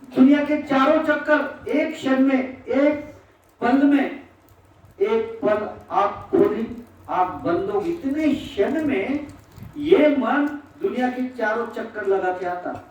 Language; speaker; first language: Hindi; non-native, local second language; Marathi